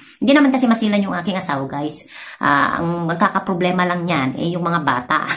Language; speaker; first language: Filipino; non-native, local second language; Iloko